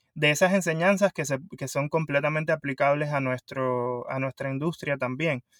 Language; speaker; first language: Spanish; native; Spanish